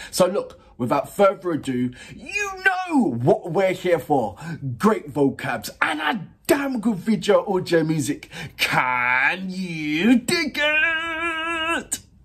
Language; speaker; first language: English; native; English